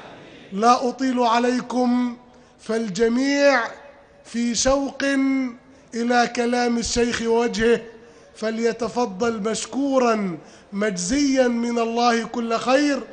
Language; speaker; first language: Arabic; native; Arabic